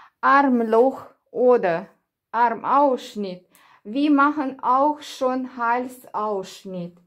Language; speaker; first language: German; non-native, learner; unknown